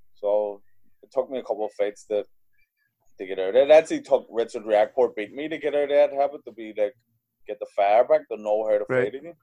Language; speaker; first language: English; native; English